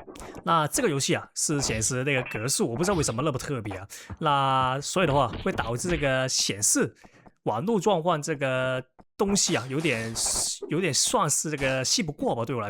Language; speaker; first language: Chinese; non-native, local second language; Cantonese